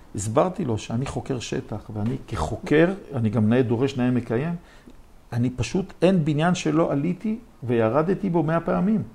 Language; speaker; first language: Hebrew; native; Hebrew